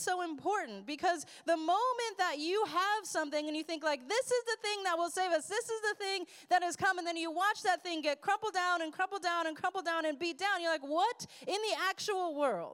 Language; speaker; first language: English; native; English